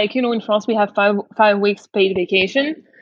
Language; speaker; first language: English; non-native, fluent; French